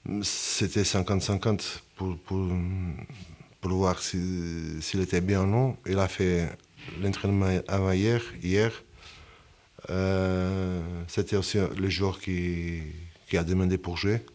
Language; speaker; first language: French; non-native, fluent; Portuguese